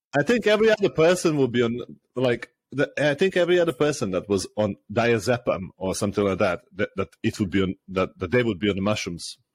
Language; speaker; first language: English; non-native, fluent; Serbian